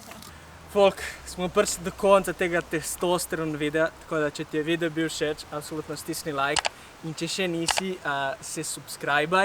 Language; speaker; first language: Slovenian; native; Slovenian